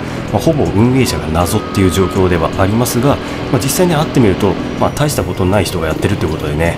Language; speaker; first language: Japanese; native; Japanese